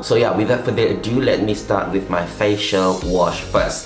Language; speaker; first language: English; non-native, local second language; Malay